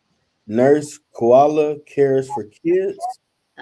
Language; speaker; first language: English; native; English